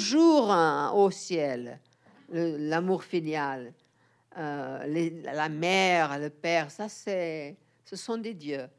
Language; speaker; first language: French; non-native, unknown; Portuguese